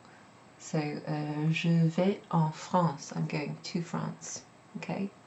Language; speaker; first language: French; non-native, fluent; English